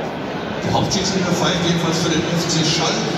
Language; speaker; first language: German; native; German